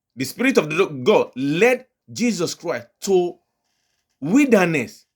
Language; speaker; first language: English; non-native, local second language; Yoruba